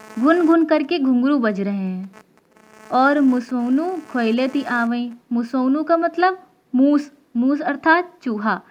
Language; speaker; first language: Hindi; native; Hindi